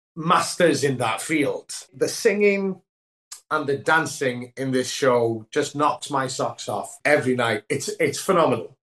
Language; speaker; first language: English; non-native, local second language; Welsh